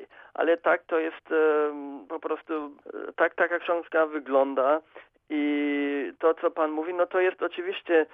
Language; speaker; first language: Polish; non-native, fluent; German